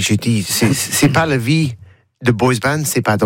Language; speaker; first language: French; non-native, learner; English